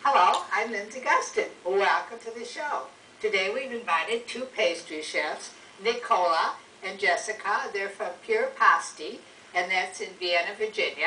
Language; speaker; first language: English; native; English